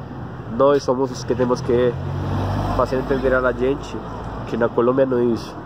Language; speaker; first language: Portuguese; non-native, learner; Spanish